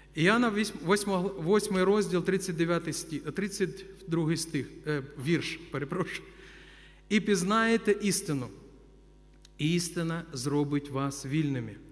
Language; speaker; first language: Ukrainian; non-native, local second language; Russian